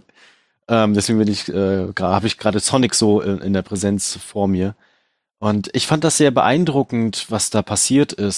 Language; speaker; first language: German; native; German